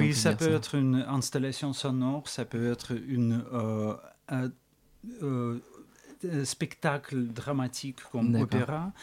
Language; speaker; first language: French; non-native, fluent; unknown